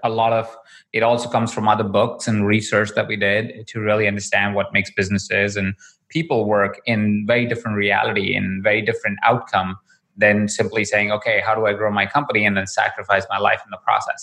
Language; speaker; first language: English; non-native, local second language; Hindi